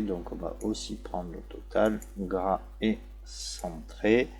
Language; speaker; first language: French; native; French